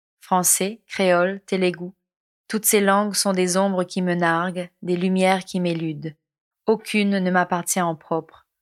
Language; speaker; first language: French; non-native, local second language; Morisyen